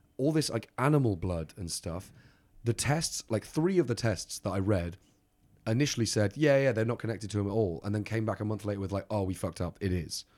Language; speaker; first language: English; native; English